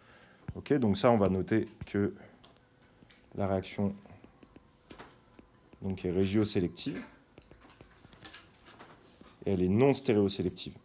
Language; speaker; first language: French; native; French